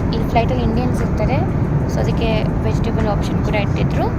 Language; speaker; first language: Kannada; native; Kannada